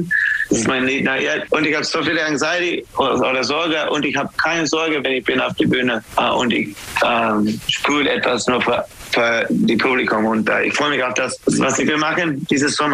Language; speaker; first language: German; non-native, learner; English